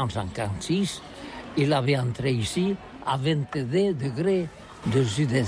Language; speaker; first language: French; non-native, learner; Catalan